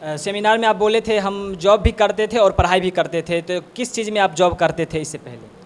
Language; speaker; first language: Hindi; native; Hindi